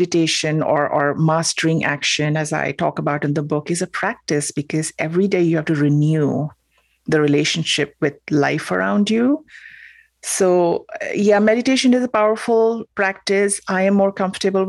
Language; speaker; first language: English; non-native, local second language; Hindi